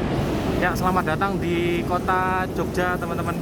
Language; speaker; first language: Indonesian; native; Indonesian